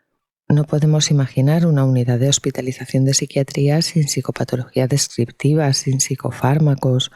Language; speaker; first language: Spanish; native; Spanish